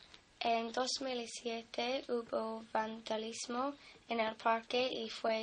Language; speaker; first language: Spanish; non-native, fluent; English